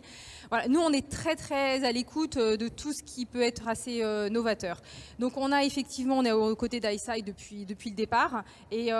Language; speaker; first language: French; native; French